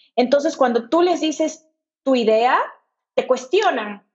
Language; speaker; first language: Spanish; native; Spanish